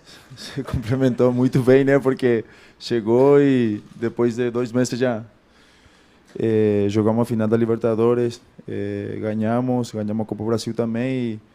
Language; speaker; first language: Portuguese; non-native, fluent; Spanish